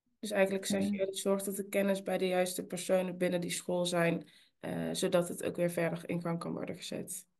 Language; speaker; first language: Dutch; native; Dutch